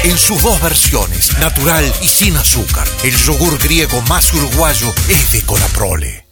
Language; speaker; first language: Spanish; native; Spanish